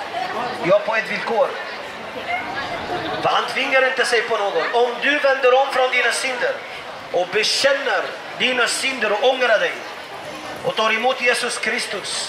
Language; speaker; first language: Swedish; non-native, fluent; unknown